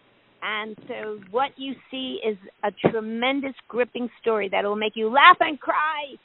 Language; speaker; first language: English; native; English